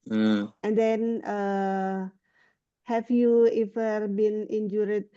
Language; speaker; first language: English; non-native, learner; Indonesian